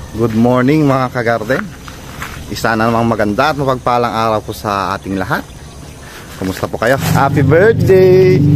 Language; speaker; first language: Filipino; non-native, local second language; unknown